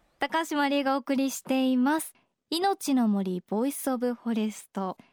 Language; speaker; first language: Japanese; native; Japanese